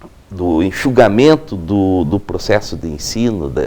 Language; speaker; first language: Portuguese; native; Portuguese